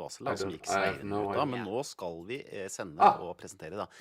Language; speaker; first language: Norwegian; native; Norwegian